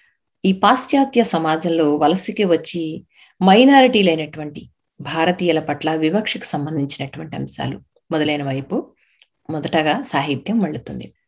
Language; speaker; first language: Telugu; native; Telugu